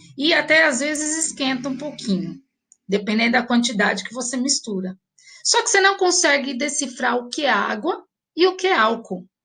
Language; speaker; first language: Portuguese; native; Portuguese